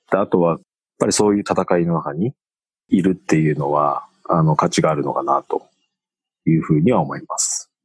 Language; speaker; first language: Japanese; native; Japanese